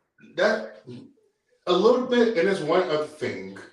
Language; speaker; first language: English; native; English